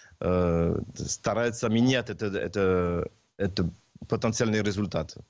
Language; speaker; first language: Russian; non-native, learner; French